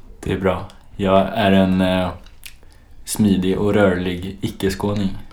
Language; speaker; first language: Swedish; native; Swedish